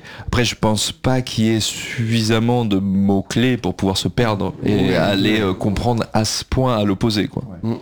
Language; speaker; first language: French; native; French